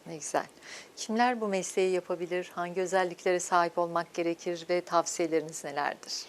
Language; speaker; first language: Turkish; native; Turkish